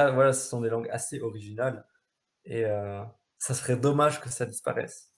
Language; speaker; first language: French; native; French